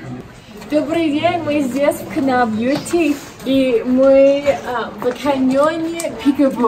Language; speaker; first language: Russian; non-native, learner; English